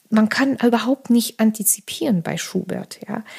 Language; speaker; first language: German; non-native, fluent; Armenian